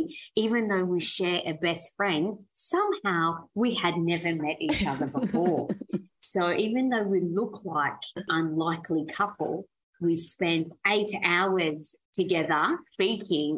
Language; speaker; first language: English; early bilingual, other home language; Persian